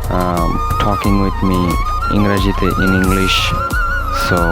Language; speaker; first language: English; non-native, learner; Bangla